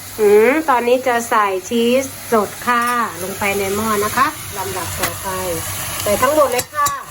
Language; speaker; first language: Thai; native; Thai